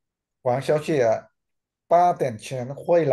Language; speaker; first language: Chinese; non-native, learner; Vietnamese